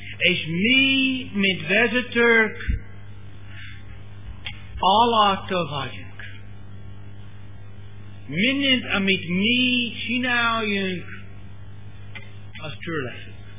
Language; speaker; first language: Hungarian; non-native, learner; English